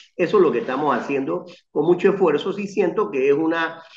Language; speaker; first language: Spanish; native; Spanish